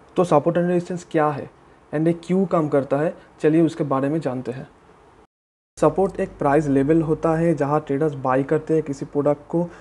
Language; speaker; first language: Hindi; native; Hindi